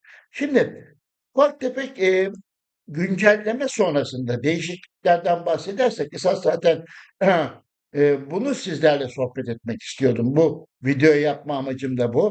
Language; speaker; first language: Turkish; native; Turkish